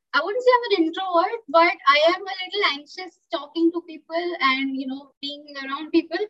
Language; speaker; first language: English; non-native, local second language; Marathi